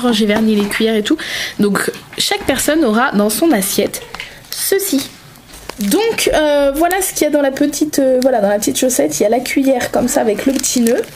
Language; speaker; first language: French; native; French